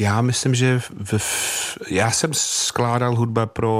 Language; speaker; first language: Czech; non-native, fluent; English